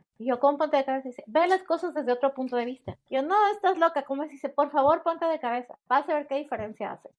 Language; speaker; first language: Spanish; native; Spanish